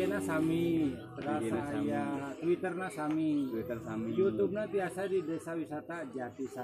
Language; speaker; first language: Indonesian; non-native, local second language; Sundanese